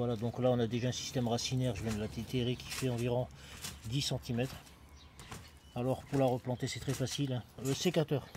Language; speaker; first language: French; native; French